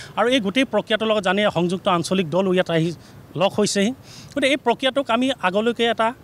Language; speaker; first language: Assamese; native; Assamese